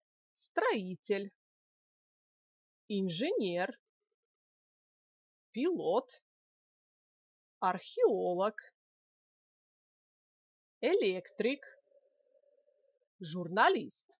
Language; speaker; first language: Russian; non-native, fluent; Polish